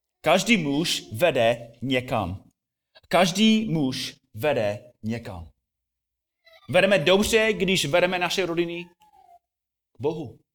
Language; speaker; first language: Czech; non-native, fluent; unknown